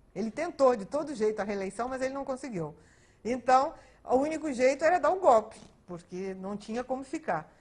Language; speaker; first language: Portuguese; early bilingual, other home language; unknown